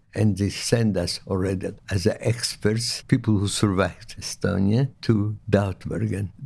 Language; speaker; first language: English; non-native, fluent; Lithuanian